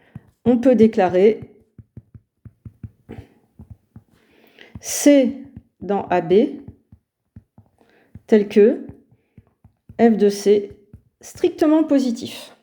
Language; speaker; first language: French; native; French